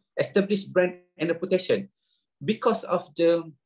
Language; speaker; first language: English; non-native, local second language; Malay